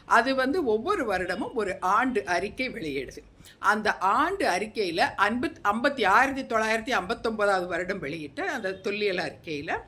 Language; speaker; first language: Tamil; non-native, local second language; Telugu